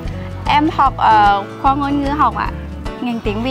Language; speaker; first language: Vietnamese; non-native, fluent; Lao